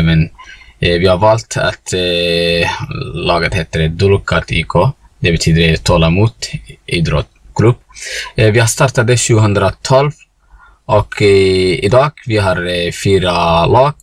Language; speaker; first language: Swedish; non-native, learner; Somali